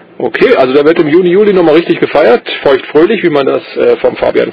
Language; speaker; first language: German; native; German